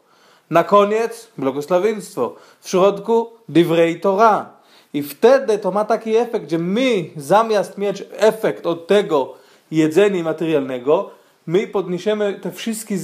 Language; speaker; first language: Polish; non-native, fluent; Hebrew